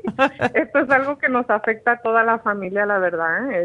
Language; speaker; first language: Spanish; native; Spanish